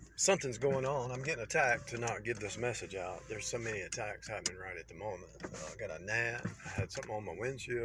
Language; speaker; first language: English; native; English